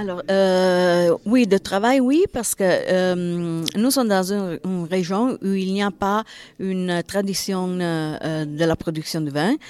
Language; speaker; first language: French; non-native, learner; Italian